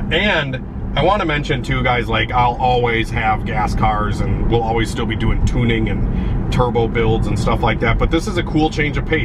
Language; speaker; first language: English; native; English